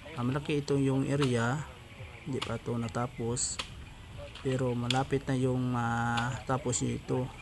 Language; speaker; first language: Filipino; non-native, local second language; Cebuano